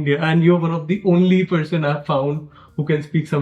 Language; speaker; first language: English; non-native, local second language; Hindi